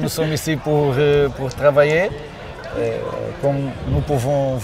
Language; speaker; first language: French; non-native, learner; Portuguese